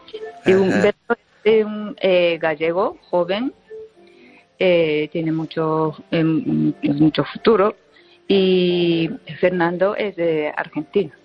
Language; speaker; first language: Spanish; non-native, fluent; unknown